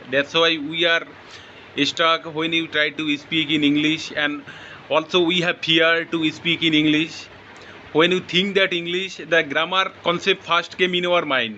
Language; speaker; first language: English; non-native, learner; Bangla